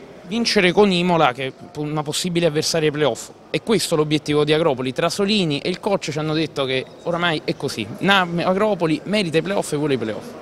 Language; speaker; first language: Italian; native; Italian